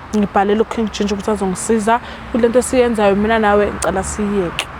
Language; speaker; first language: Zulu; native; Zulu